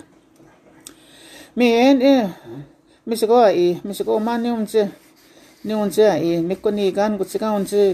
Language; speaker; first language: English; non-native, local second language; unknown